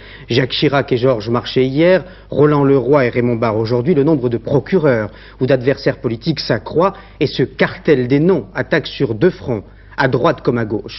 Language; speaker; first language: French; native; French